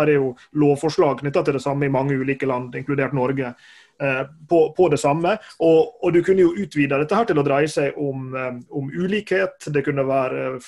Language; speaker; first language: Norwegian; native; Norwegian